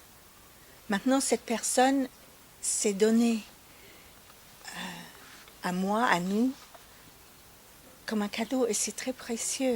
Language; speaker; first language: French; non-native, fluent; English